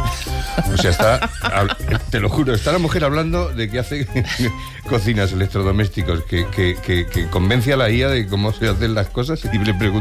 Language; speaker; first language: Spanish; native; Spanish